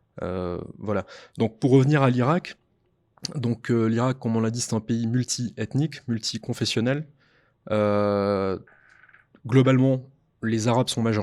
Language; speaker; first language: French; native; French